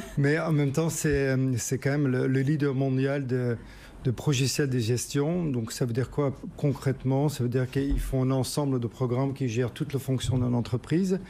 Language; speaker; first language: French; non-native, fluent; Dutch